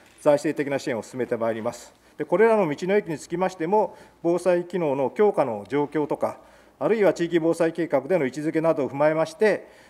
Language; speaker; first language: Japanese; native; Japanese